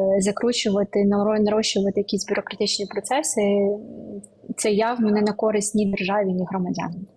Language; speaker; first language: Ukrainian; native; Ukrainian